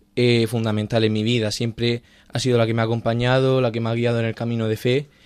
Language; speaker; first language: Spanish; native; Spanish